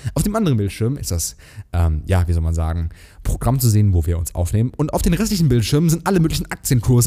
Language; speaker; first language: German; native; German